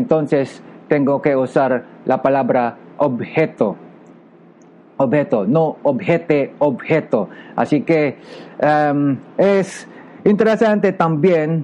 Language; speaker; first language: Spanish; non-native, local second language; Filipino